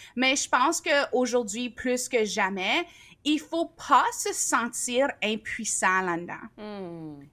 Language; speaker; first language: French; native; French